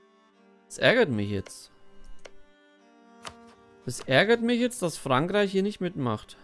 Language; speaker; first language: German; native; German